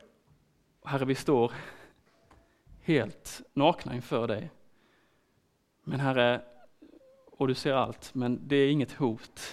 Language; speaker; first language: Swedish; native; Swedish